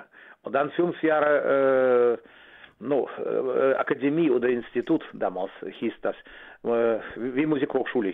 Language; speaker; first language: German; non-native, fluent; Russian